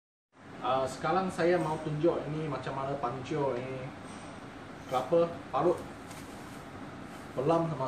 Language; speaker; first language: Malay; non-native, local second language; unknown